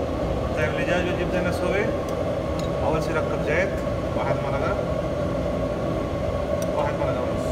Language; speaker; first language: Arabic; non-native, learner; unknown